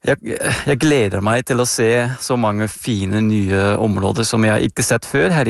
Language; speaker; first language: Norwegian; non-native, fluent; Dutch